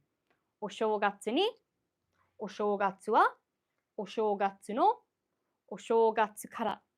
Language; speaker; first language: Japanese; non-native, fluent; English